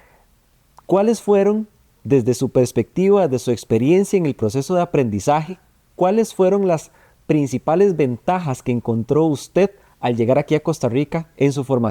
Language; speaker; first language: Spanish; native; Spanish